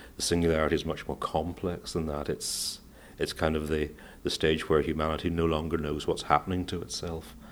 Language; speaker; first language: English; native; English